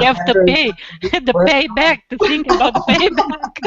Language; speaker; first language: English; non-native, learner; Romanian